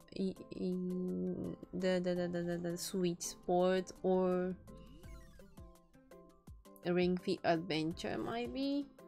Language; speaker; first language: English; non-native, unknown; Japanese